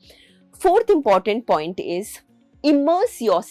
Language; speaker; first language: English; non-native, local second language; Hindi